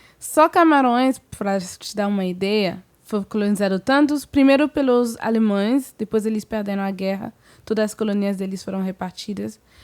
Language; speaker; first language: Portuguese; non-native, fluent; French